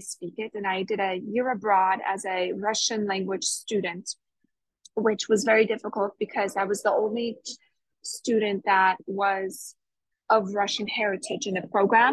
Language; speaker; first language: English; native; English